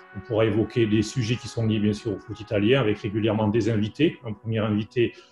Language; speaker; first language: French; native; French